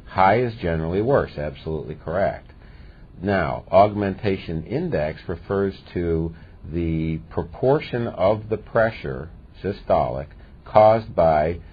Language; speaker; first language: English; native; English